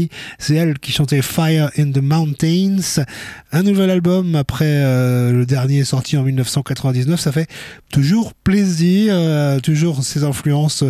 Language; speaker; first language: French; native; French